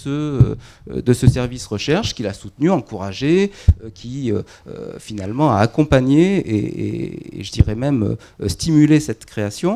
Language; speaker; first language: French; native; French